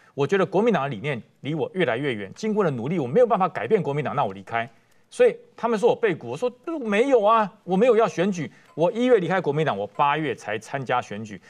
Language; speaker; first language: Chinese; native; Chinese